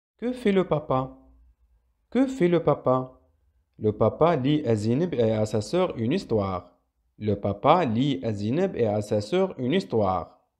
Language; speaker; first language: French; non-native, local second language; Arabic